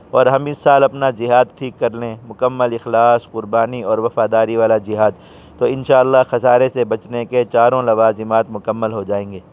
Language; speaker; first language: Urdu; native; Urdu